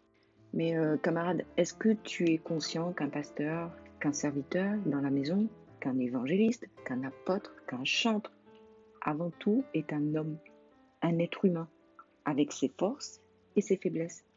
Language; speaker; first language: French; native; French